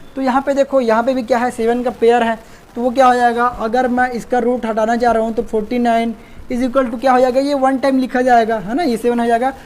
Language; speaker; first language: Hindi; native; Hindi